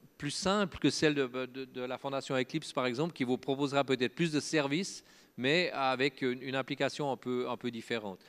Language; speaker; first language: French; native; French